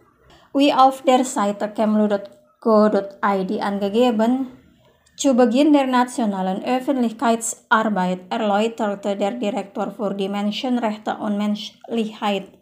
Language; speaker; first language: German; non-native, fluent; Indonesian